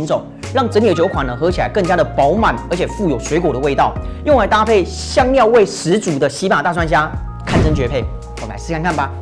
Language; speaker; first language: Chinese; native; Chinese